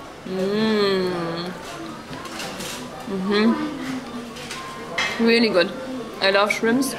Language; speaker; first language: English; non-native, fluent; German